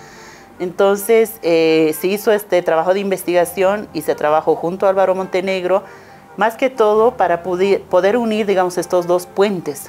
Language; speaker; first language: Spanish; non-native, local second language; Aymara